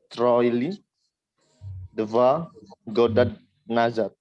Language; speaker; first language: Russian; non-native, learner; Indonesian